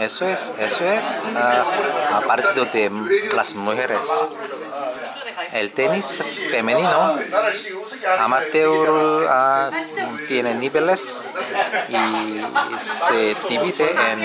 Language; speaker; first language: Spanish; non-native, learner; Korean